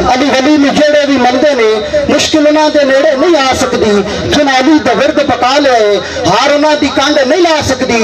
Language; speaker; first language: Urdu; non-native, local second language; Punjabi